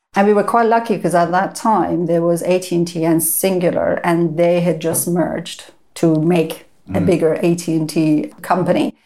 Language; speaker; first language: English; non-native, fluent; Persian